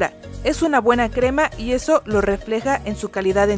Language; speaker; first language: Spanish; native; Spanish